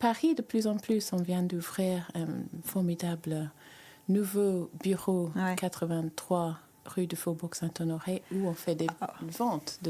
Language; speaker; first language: French; native; French